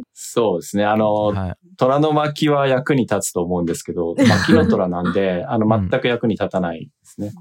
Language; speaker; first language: Japanese; native; Japanese